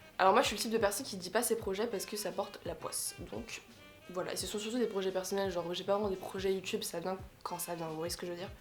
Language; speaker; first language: French; native; French